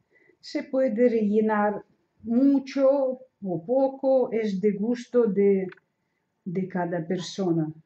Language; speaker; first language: Spanish; non-native, learner; Russian